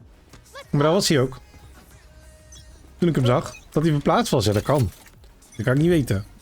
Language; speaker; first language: Dutch; native; Dutch